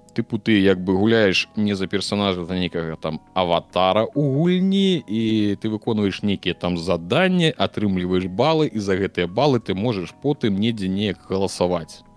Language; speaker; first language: Belarusian; non-native, local second language; Russian